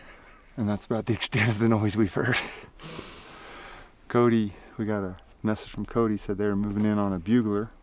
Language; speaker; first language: English; native; English